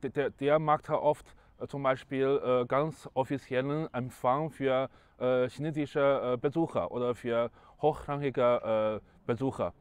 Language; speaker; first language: German; non-native, fluent; Chinese